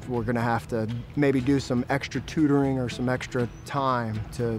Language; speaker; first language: English; native; English